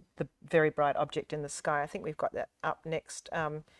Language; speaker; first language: English; native; English